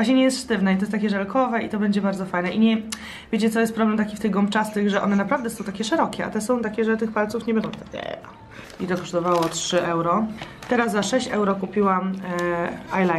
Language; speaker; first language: Polish; native; Polish